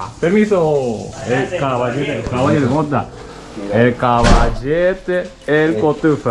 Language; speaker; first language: Spanish; native; Spanish